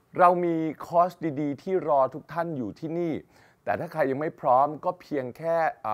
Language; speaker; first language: Thai; native; Thai